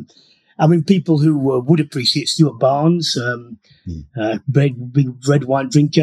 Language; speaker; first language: English; native; English